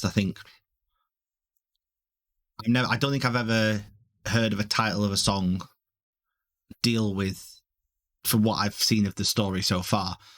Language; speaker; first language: English; native; English